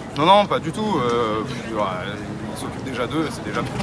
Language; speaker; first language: French; native; French